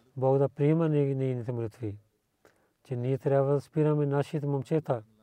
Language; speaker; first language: Bulgarian; non-native, learner; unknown